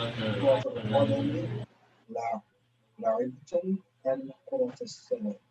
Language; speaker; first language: Arabic; non-native, learner; English